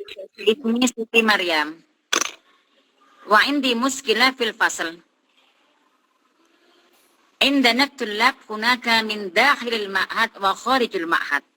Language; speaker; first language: Arabic; non-native, learner; Indonesian